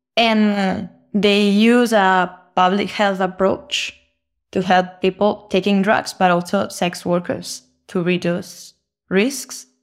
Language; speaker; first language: English; non-native, fluent; Spanish